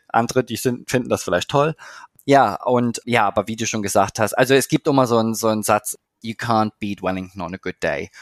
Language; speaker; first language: German; native; German